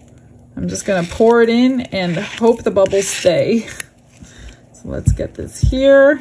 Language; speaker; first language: English; native; English